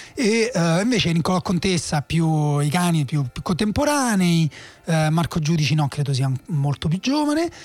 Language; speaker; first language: Italian; native; Italian